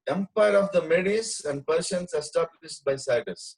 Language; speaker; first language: English; non-native, local second language; Telugu